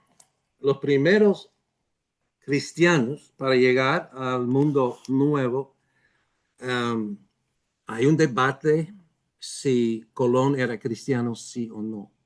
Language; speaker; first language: Spanish; non-native, fluent; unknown